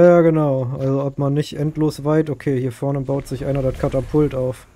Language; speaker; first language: German; native; German